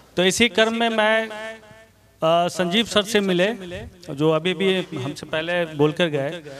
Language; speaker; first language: Hindi; native; Hindi